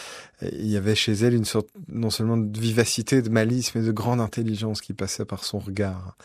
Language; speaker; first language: French; native; French